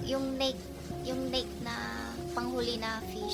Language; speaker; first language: Filipino; non-native, learner; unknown